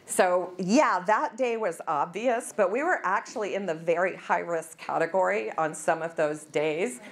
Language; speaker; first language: English; native; English